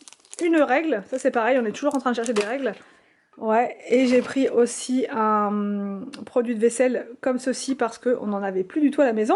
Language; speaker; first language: French; native; French